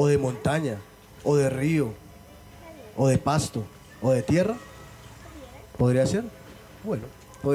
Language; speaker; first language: Spanish; native; Spanish